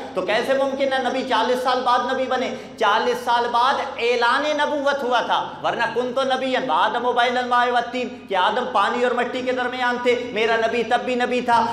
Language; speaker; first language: Urdu; non-native, local second language; Punjabi